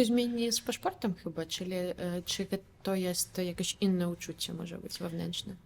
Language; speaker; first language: Polish; non-native, fluent; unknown